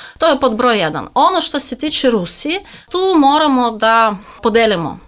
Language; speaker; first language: Serbian; non-native, fluent; Russian